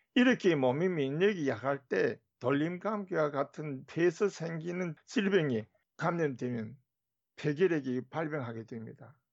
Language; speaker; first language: Korean; native; Korean